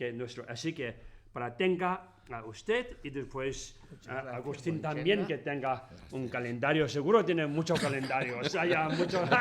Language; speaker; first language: Spanish; non-native, learner; Tibetan